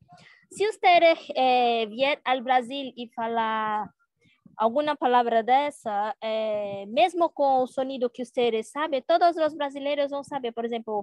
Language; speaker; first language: Spanish; non-native, learner; Portuguese